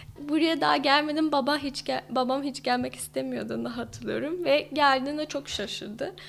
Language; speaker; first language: Turkish; non-native, fluent; English